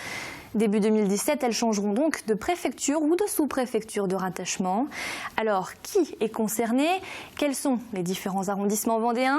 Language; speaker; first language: French; native; French